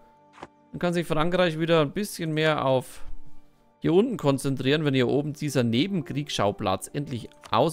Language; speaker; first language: German; native; German